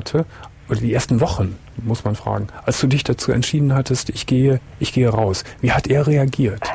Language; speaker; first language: German; native; German